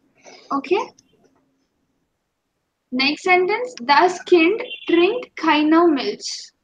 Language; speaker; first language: German; non-native, fluent; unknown